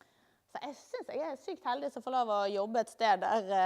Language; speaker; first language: Norwegian; native; Norwegian